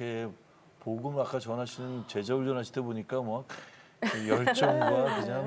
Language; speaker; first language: Korean; native; Korean